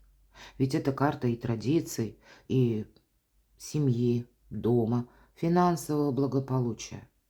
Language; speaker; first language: Russian; native; Russian